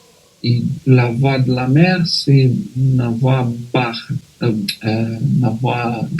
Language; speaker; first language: French; non-native, fluent; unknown